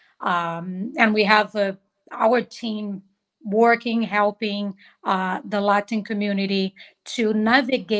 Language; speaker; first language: English; non-native, fluent; Portuguese